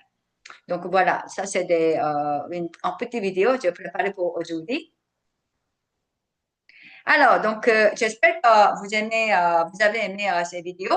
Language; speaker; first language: French; non-native, fluent; Korean